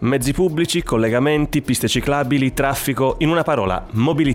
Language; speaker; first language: Italian; native; Italian